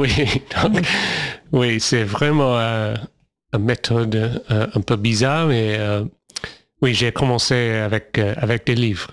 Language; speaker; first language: French; non-native, fluent; English